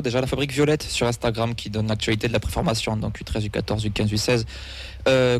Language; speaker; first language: French; native; French